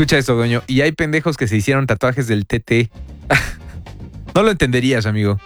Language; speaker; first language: Spanish; native; Spanish